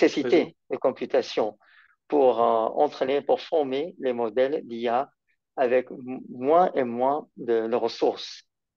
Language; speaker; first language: French; non-native, fluent; English